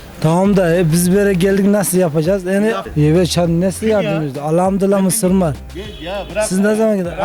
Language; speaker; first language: Turkish; non-native, learner; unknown